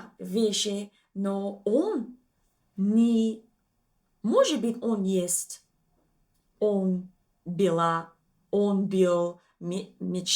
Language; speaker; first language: Russian; non-native, learner; English